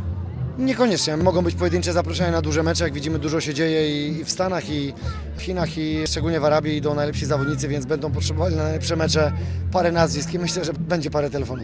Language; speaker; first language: Polish; native; Polish